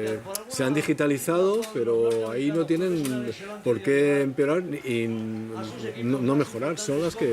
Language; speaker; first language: Spanish; native; Spanish